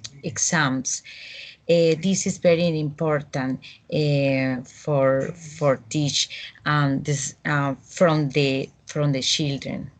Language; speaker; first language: English; non-native, learner; Spanish